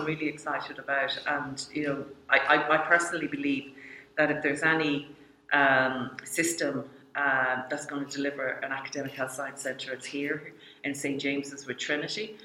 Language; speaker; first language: English; native; English